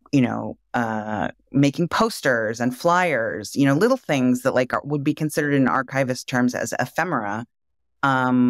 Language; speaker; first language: English; native; English